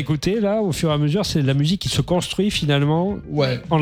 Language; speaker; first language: French; native; French